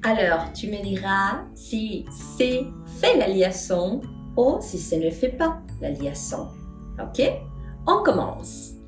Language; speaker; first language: French; non-native, fluent; Spanish